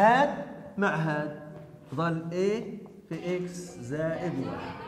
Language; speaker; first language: Arabic; native; Arabic